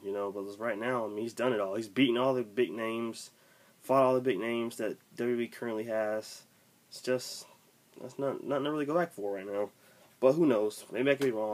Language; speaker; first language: English; native; English